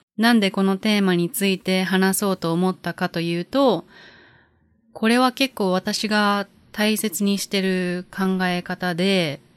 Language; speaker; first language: Japanese; native; Japanese